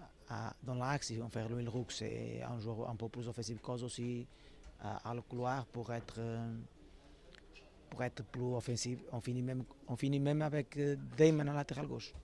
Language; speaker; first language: French; non-native, learner; Portuguese